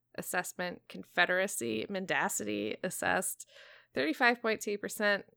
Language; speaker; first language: English; native; English